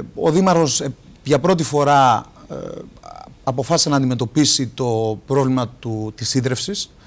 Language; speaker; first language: Greek; native; Greek